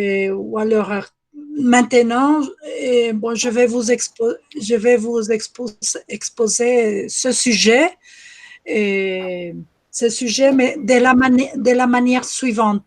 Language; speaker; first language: French; non-native, fluent; Spanish